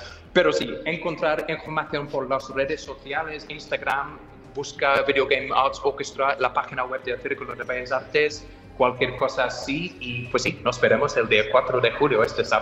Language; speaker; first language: Spanish; non-native, fluent; English